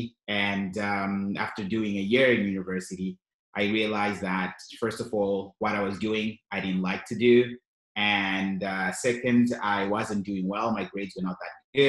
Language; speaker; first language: English; non-native, local second language; Shona